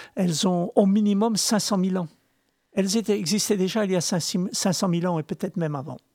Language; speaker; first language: French; non-native, local second language; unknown